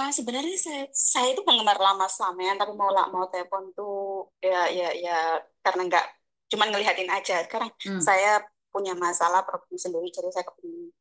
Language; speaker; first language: Indonesian; native; Indonesian